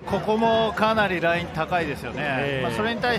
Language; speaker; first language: Japanese; native; Japanese